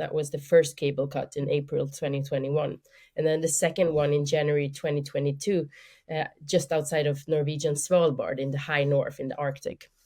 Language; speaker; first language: English; non-native, fluent; Swedish